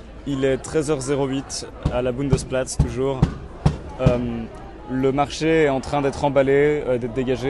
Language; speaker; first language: French; native; French